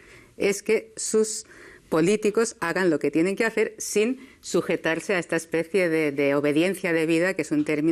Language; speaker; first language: Spanish; native; Spanish